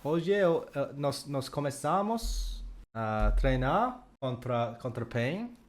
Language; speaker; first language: Portuguese; non-native, learner; English